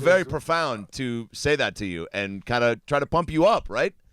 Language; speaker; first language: English; native; English